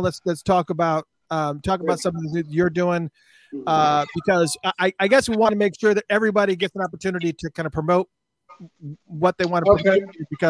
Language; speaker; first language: English; native; English